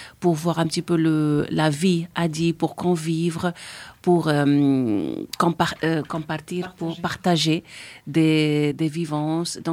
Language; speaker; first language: French; non-native, fluent; Spanish